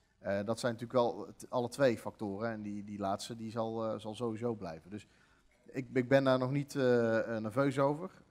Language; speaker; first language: Dutch; native; Dutch